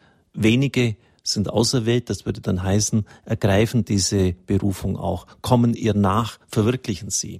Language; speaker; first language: German; native; German